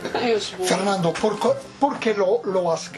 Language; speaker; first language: Spanish; non-native, fluent; Portuguese